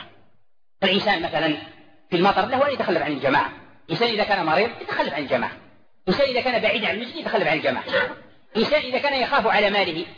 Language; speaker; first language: Arabic; native; Arabic